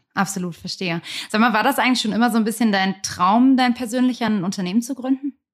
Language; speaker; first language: German; native; German